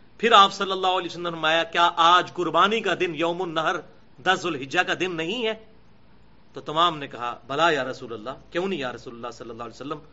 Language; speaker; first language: Urdu; non-native, local second language; Punjabi